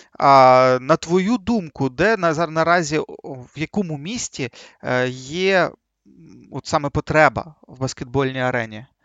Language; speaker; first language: Ukrainian; native; Ukrainian